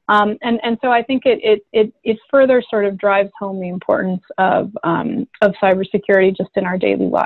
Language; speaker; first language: English; native; English